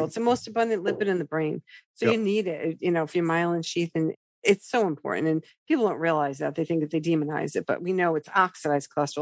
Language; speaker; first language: English; native; English